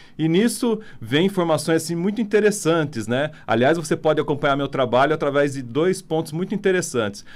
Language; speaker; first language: Portuguese; non-native, fluent; Italian